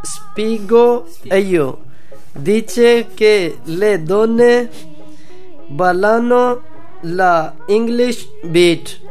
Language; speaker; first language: Italian; non-native, learner; Urdu